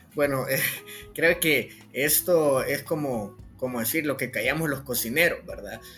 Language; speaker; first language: Spanish; native; Spanish